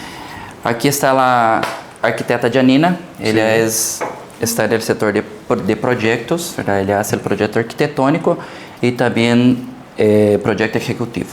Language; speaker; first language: Portuguese; early bilingual, heritage; Portuguese